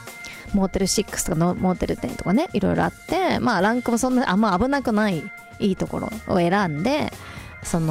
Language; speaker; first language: Japanese; native; Japanese